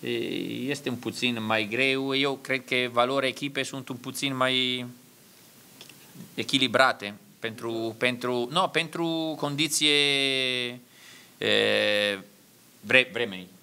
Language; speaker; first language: Romanian; non-native, learner; Italian